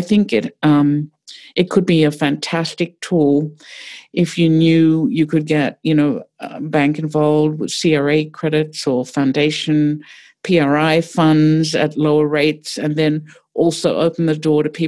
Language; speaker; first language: English; native; English